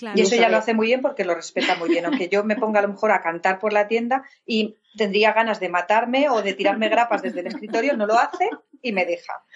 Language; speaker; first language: Spanish; native; Spanish